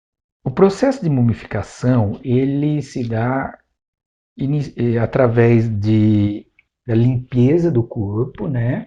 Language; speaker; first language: Portuguese; native; Portuguese